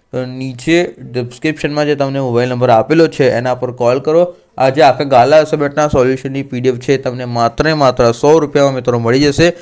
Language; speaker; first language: Gujarati; native; Gujarati